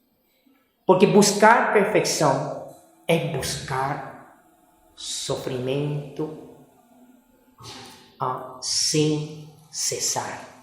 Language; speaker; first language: Portuguese; non-native, fluent; Spanish